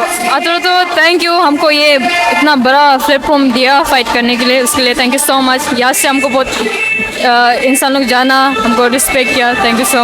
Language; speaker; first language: Hindi; non-native, local second language; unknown